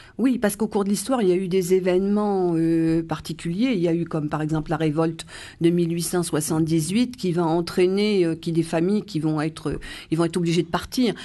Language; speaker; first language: French; native; French